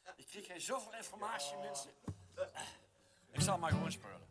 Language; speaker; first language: Dutch; non-native, local second language; Limburgish